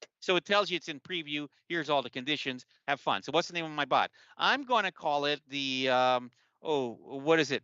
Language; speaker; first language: English; native; English